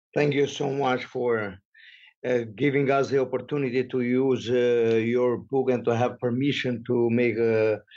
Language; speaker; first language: English; non-native, fluent; Albanian